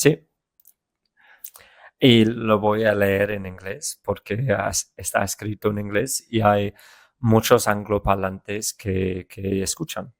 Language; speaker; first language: Spanish; non-native, fluent; English